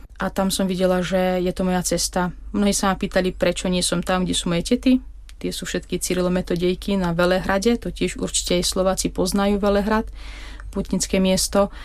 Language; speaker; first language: Slovak; native; Slovak